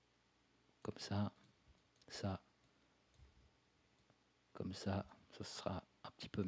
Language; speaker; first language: French; native; French